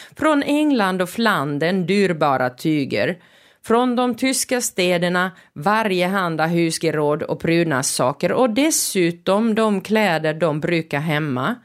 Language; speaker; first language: Swedish; non-native, local second language; Finnish